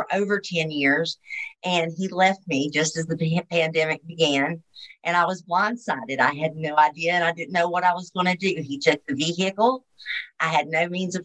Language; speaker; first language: English; native; English